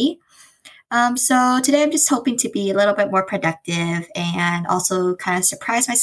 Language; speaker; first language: English; native; English